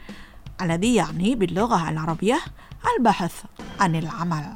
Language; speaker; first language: Arabic; non-native, fluent; Indonesian